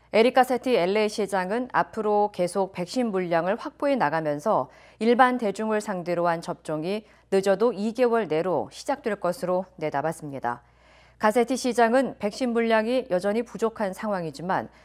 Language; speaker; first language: Korean; native; Korean